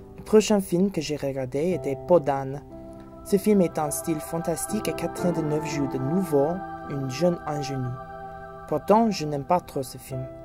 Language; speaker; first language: French; non-native, fluent; English